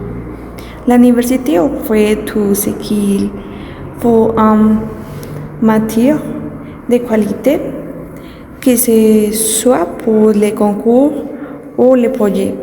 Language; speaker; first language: French; non-native, learner; Spanish